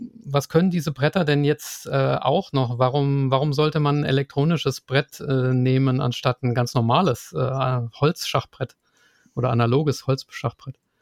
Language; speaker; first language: German; native; German